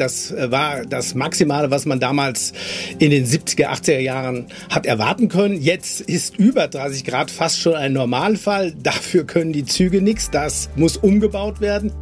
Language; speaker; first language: German; native; German